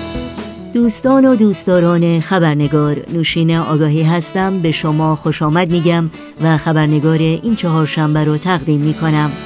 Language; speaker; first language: Persian; native; Persian